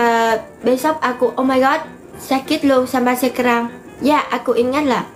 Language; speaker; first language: Indonesian; non-native, learner; Vietnamese